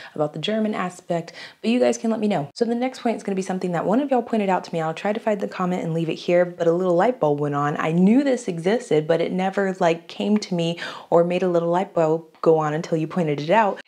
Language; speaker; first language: English; native; English